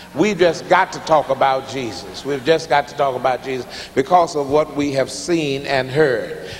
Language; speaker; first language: English; native; English